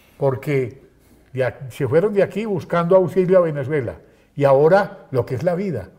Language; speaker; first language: Spanish; native; Spanish